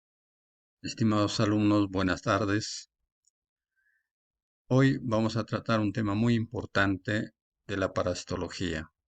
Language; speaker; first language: Spanish; native; Spanish